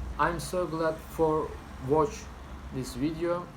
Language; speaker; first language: English; non-native, learner; Turkish